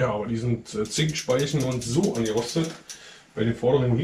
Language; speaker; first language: German; native; German